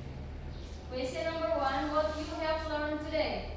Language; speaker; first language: English; non-native, learner; Indonesian